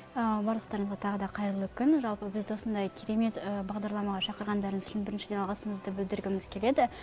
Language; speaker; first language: Kazakh; native; Kazakh